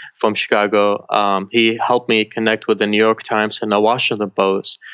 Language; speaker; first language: English; non-native, fluent; Arabic